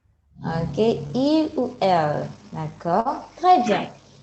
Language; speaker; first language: French; non-native, fluent; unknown